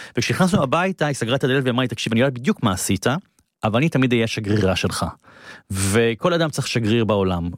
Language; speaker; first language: Hebrew; native; Hebrew